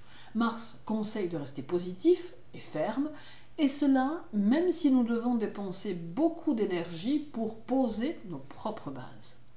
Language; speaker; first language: French; native; French